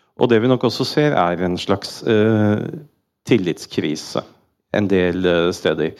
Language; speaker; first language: Norwegian; native; Norwegian